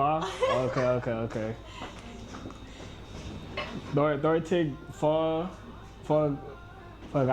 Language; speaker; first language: Vietnamese; non-native, learner; English